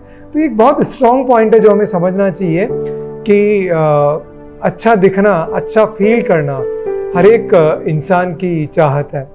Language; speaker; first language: Hindi; native; Hindi